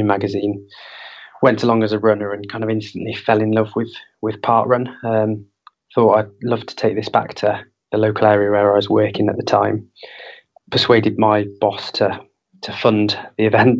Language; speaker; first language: English; native; English